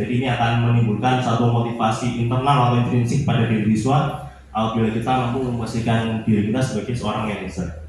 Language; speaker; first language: Indonesian; native; Indonesian